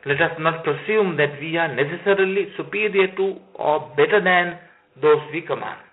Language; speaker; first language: English; non-native, local second language; Sinhala